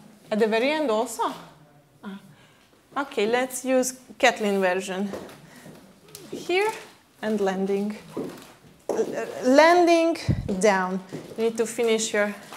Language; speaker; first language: English; non-native, fluent; Hungarian